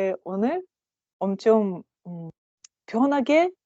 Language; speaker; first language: Korean; non-native, learner; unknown